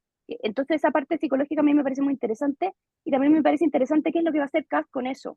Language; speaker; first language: Spanish; native; Spanish